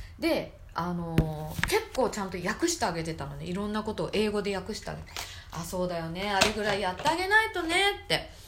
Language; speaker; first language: Japanese; native; Japanese